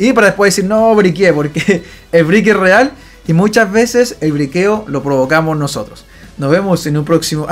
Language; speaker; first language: Spanish; native; Spanish